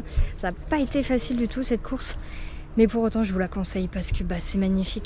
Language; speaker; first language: French; native; French